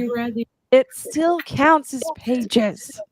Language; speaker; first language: English; native; English